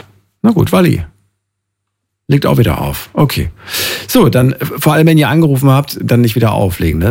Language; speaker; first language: German; native; German